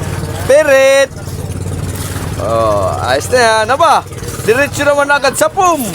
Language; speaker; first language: Filipino; native; Filipino